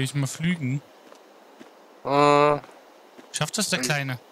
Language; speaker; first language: German; native; German